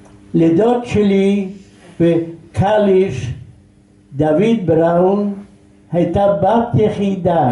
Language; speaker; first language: Hebrew; non-native, fluent; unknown